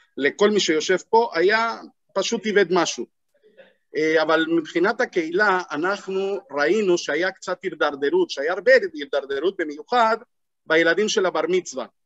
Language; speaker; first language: Hebrew; non-native, fluent; Spanish